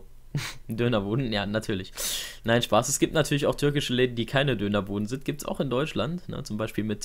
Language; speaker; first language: German; native; German